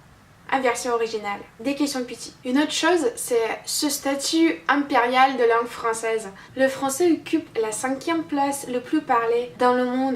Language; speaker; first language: French; non-native, fluent; Russian